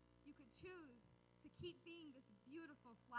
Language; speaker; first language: English; native; English